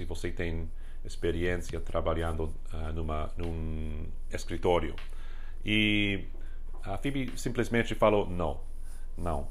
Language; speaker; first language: Portuguese; non-native, fluent; English